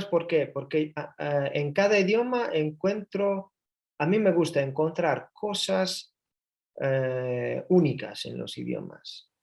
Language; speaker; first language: Spanish; early bilingual, heritage; Spanish